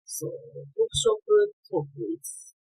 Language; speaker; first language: English; non-native, learner; Japanese